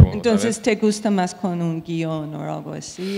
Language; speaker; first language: Spanish; non-native, fluent; English